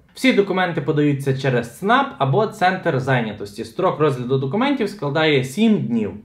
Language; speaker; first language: Ukrainian; native; Ukrainian